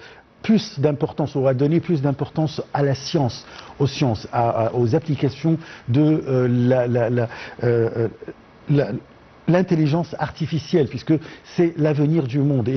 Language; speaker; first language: French; non-native, fluent; Arabic